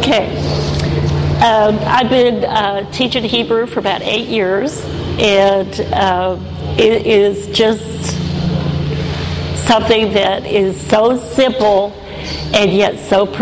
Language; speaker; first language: English; native; English